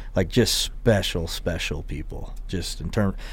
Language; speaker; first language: English; native; English